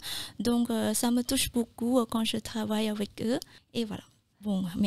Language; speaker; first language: French; non-native, fluent; Khmer